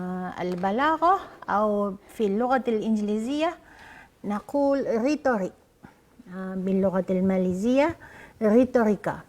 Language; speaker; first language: Arabic; non-native, fluent; Malay